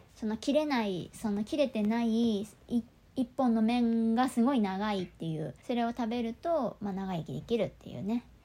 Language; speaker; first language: Japanese; native; Japanese